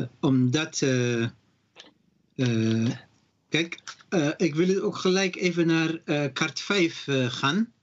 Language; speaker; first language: Dutch; non-native, fluent; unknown